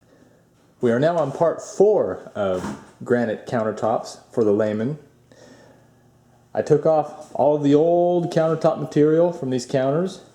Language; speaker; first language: English; native; English